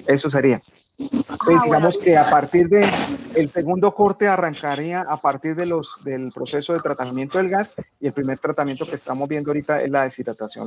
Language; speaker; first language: Spanish; native; Spanish